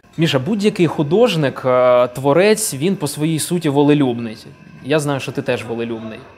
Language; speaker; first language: Ukrainian; native; Ukrainian